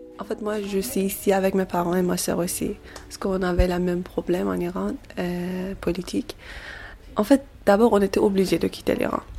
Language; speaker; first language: French; non-native, learner; Persian